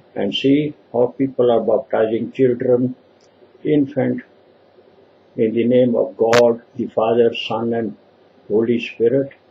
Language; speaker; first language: English; non-native, local second language; Punjabi